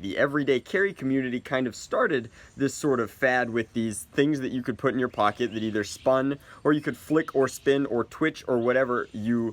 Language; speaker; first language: English; native; English